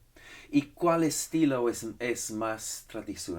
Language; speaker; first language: Spanish; non-native, fluent; English